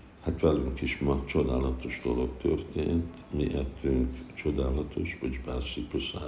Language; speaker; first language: Hungarian; early bilingual, heritage; Hungarian